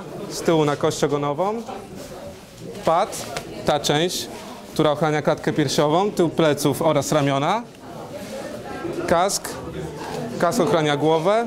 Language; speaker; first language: Polish; native; Polish